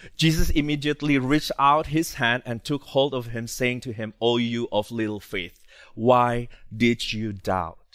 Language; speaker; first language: English; non-native, fluent; Indonesian